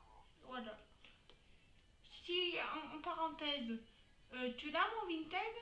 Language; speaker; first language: French; native; French